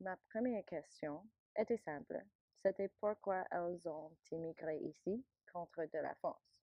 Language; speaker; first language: French; non-native, learner; English